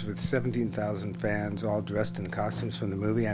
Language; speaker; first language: English; native; English